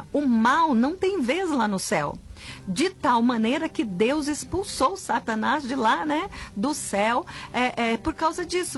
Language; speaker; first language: Portuguese; native; Portuguese